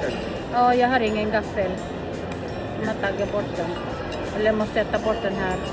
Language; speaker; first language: Swedish; non-native, learner; Filipino